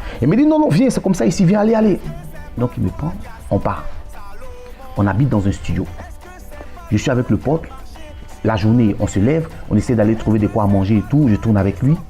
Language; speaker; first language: French; native; French